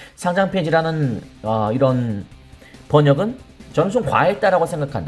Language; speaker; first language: Korean; native; Korean